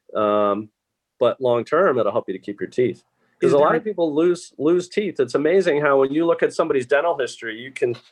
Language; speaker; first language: English; native; English